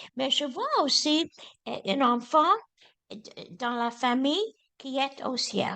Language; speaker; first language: French; non-native, learner; English